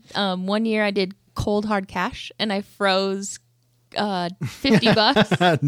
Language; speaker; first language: English; native; English